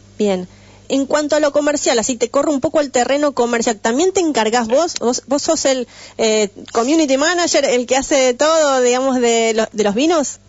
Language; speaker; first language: Spanish; native; Spanish